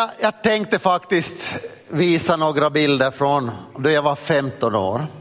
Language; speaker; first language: Swedish; native; Swedish